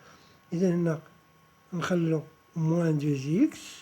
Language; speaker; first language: Arabic; native; Arabic